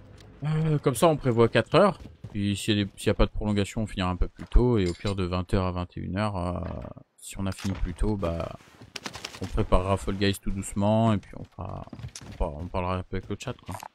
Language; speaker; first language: French; native; French